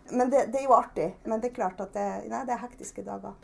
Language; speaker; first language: Norwegian; native; Norwegian